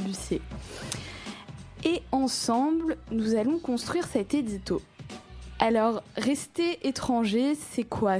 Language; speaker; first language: French; native; French